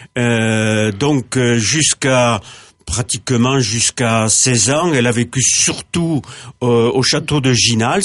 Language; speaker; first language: French; native; French